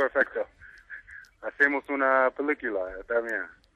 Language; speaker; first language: Spanish; non-native, fluent; English